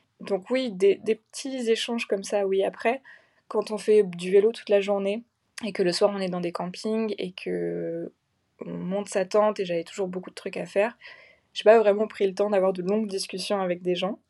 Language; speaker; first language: French; native; French